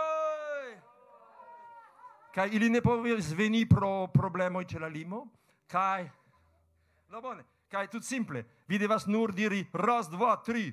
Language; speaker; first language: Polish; non-native, fluent; French